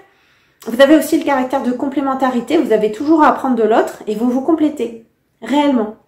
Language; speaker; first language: French; native; French